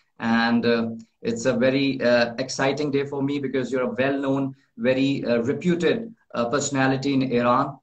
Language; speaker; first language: English; non-native, local second language; Urdu